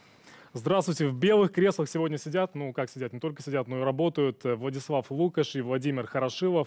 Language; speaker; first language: Russian; native; Russian